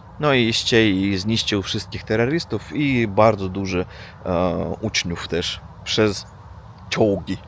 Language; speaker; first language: Polish; non-native, learner; Russian